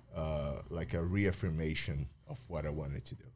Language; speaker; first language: English; non-native, fluent; Portuguese